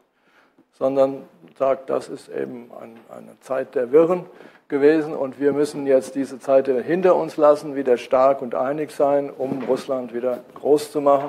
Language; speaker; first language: German; native; German